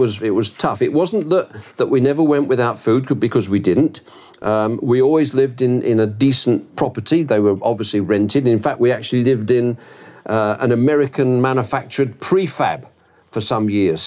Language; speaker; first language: English; native; English